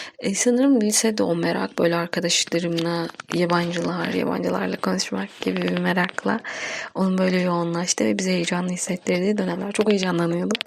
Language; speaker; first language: Turkish; non-native, local second language; Kurdish